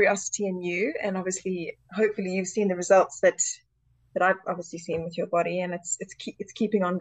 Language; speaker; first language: English; native; English